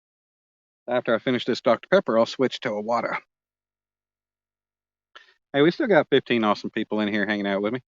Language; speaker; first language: English; native; English